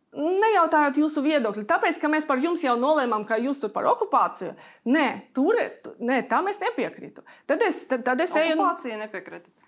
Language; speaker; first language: Latvian; non-native, local second language; Russian